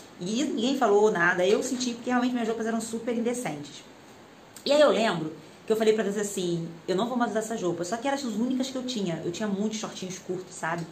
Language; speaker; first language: Portuguese; native; Portuguese